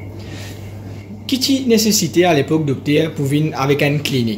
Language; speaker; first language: French; non-native, local second language; Morisyen